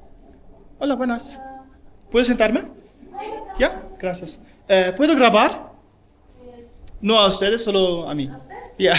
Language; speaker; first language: Spanish; non-native, fluent; German